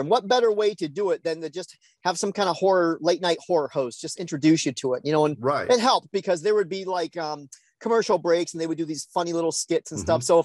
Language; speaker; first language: English; native; English